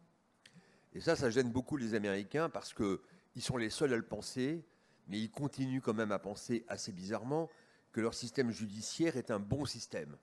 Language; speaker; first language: French; native; French